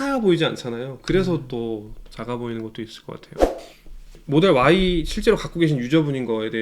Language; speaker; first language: Korean; native; Korean